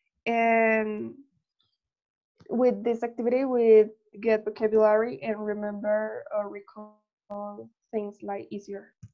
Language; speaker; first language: English; non-native, fluent; Spanish